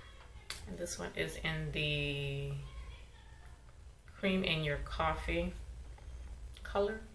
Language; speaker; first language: English; native; English